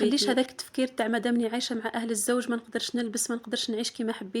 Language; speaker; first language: Arabic; native; Arabic